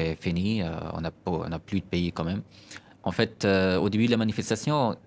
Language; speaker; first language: French; non-native, fluent; Arabic